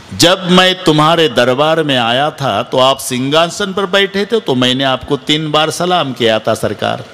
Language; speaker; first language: Hindi; non-native, local second language; Marathi